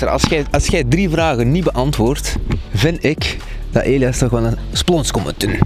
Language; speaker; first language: Dutch; native; Dutch